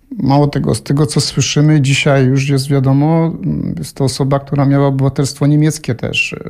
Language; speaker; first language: Polish; early bilingual, heritage; Polish